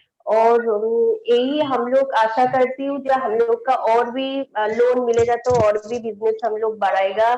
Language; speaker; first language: Hindi; non-native, local second language; Bangla